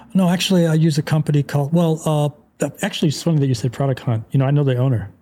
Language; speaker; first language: English; native; English